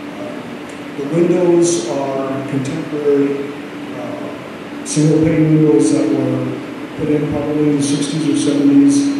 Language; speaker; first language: English; native; English